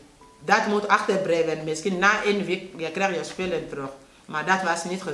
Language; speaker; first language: Dutch; non-native, learner; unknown